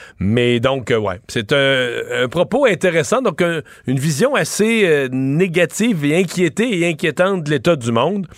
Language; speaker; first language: French; native; French